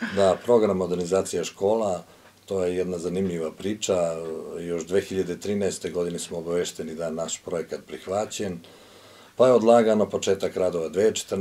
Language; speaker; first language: Croatian; native; Croatian